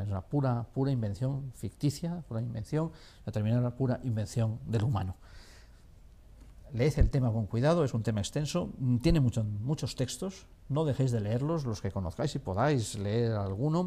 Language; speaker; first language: Spanish; native; Spanish